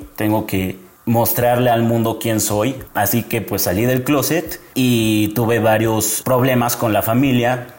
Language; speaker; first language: Spanish; native; Spanish